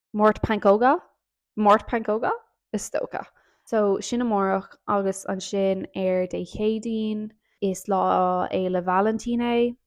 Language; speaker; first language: Irish; non-native, local second language; English